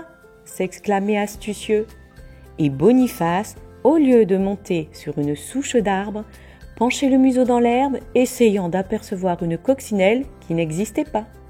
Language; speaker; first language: French; native; French